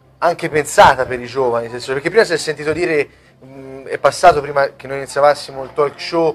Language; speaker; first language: Italian; native; Italian